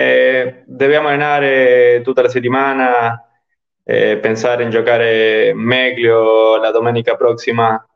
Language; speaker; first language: Italian; non-native, learner; Spanish